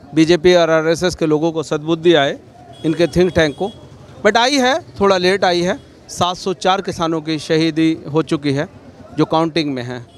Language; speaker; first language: Hindi; native; Hindi